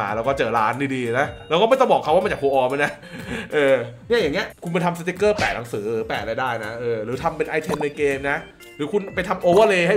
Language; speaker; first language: Thai; native; Thai